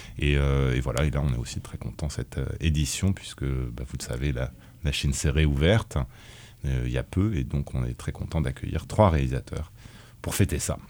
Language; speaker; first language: French; native; French